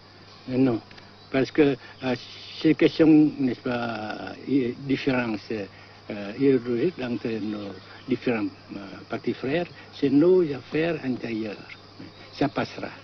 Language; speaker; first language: French; non-native, local second language; Vietnamese